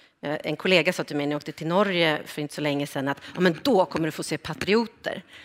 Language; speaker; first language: Swedish; native; Swedish